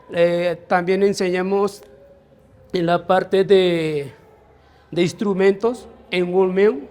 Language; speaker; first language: Spanish; non-native, local second language; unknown